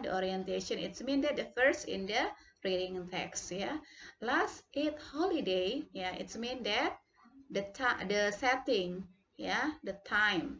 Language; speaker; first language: English; non-native, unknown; Indonesian